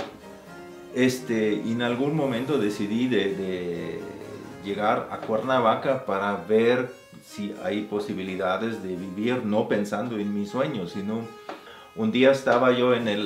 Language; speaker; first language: Spanish; non-native, fluent; German